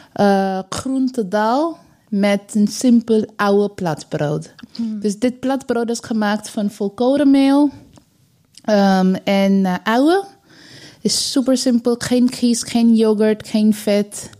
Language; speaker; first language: Dutch; non-native, learner; Bangla